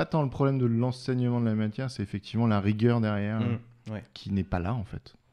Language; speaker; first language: French; native; French